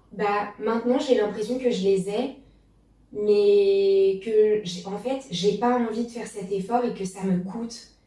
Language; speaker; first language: French; native; French